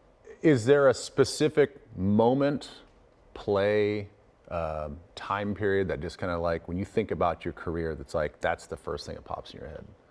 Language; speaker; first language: English; native; English